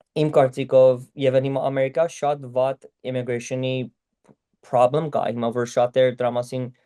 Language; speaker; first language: Armenian; early bilingual, heritage; Armenian